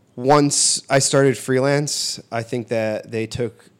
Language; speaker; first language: English; native; English